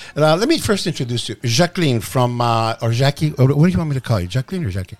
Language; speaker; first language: English; early bilingual, other home language; Italian